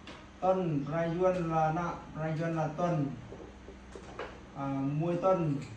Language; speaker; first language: Vietnamese; non-native, local second language; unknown